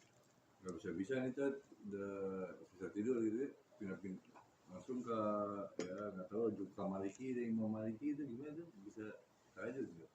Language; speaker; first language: Indonesian; native; Indonesian